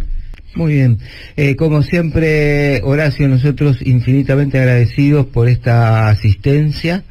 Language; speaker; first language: Spanish; native; Spanish